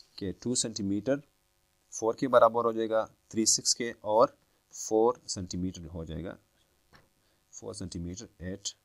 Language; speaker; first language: Hindi; native; Hindi